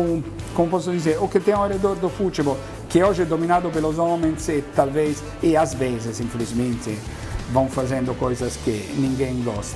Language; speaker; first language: Portuguese; non-native, fluent; Italian